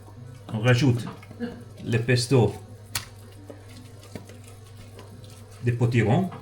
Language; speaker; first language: French; non-native, fluent; Italian